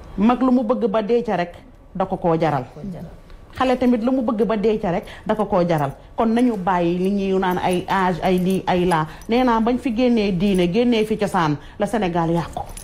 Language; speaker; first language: Wolof; non-native, local second language; Fula